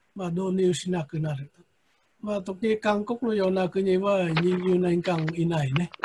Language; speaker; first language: Japanese; non-native, fluent; Vietnamese